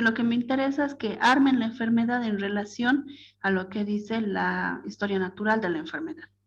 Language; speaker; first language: Spanish; native; Spanish